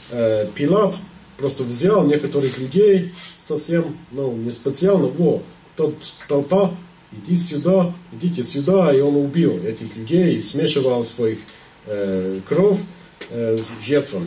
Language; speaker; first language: Russian; non-native, fluent; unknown